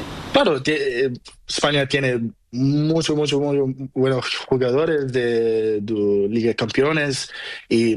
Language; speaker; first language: Spanish; non-native, learner; Portuguese